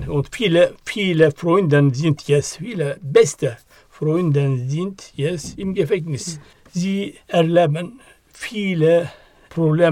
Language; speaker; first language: German; non-native, learner; Turkish